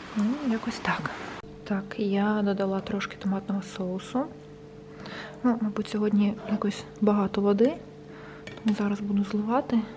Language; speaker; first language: Ukrainian; non-native, local second language; Russian